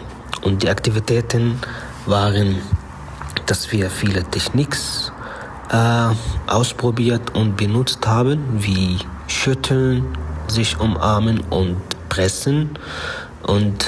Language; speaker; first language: German; non-native, learner; Arabic